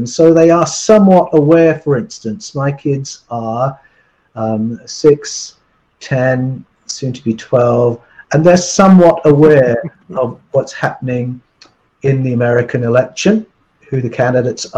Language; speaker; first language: English; native; English